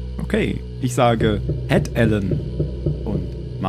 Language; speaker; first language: German; native; German